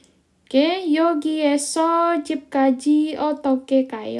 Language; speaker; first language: Korean; non-native, fluent; Indonesian